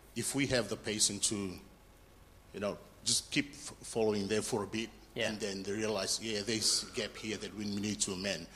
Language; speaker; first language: English; non-native, fluent; Fijian